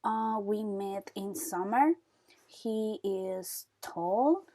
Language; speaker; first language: English; non-native, learner; Spanish